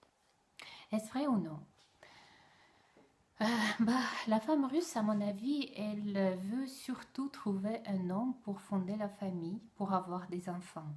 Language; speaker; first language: French; non-native, fluent; Russian